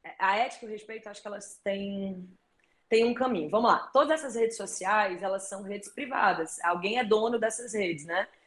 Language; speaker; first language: Portuguese; native; Portuguese